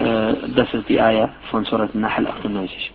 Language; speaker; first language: German; non-native, fluent; Arabic